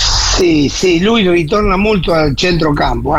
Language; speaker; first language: Italian; non-native, fluent; Spanish